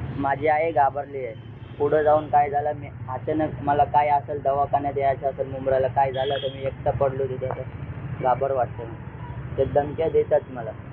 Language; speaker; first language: Marathi; native; Marathi